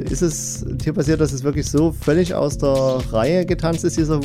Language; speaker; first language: German; native; German